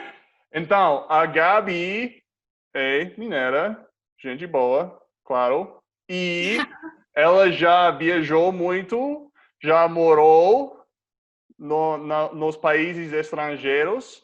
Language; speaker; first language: Portuguese; non-native, fluent; English